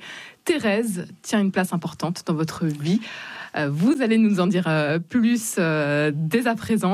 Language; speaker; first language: French; native; French